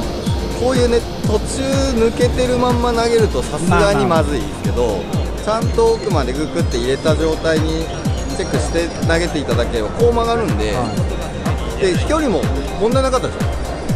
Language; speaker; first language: Japanese; native; Japanese